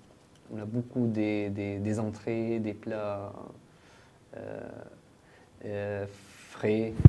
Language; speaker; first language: French; non-native, fluent; Arabic